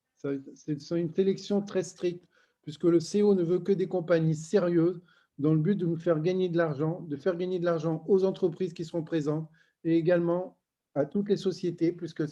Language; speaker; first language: French; native; French